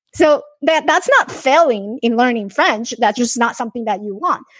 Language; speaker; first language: English; non-native, fluent; Chinese